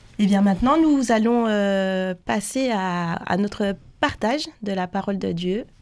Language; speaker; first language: French; native; French